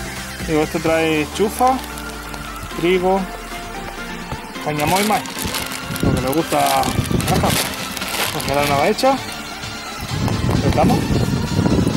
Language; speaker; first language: Spanish; native; Spanish